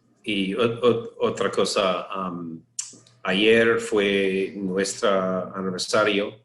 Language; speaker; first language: Spanish; non-native, learner; English